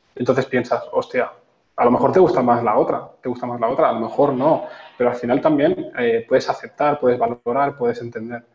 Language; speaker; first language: Spanish; native; Spanish